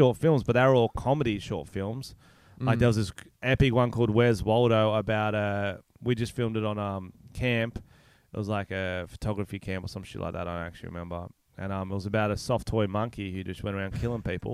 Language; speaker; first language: English; native; English